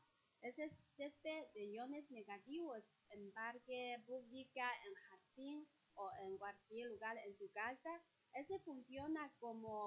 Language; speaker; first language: Spanish; non-native, fluent; Chinese